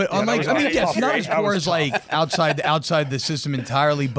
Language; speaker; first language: English; native; English